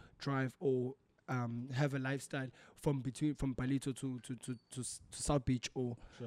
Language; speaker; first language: English; non-native, local second language; Zulu